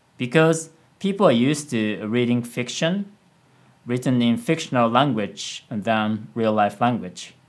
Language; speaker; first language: English; non-native, fluent; Japanese